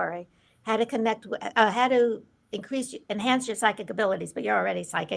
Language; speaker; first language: English; native; English